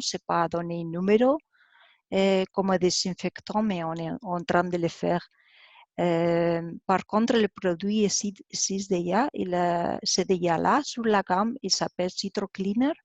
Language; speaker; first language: French; non-native, learner; Spanish